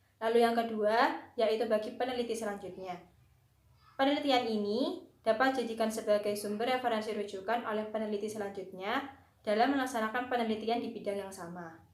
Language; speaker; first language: Indonesian; native; Indonesian